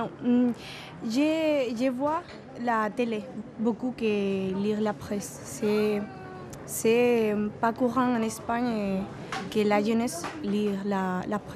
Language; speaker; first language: French; non-native, learner; Spanish